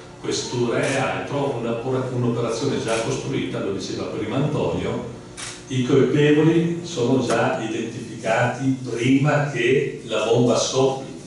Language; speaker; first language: Italian; native; Italian